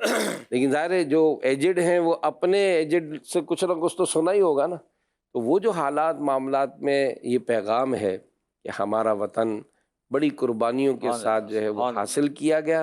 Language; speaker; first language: Urdu; native; Urdu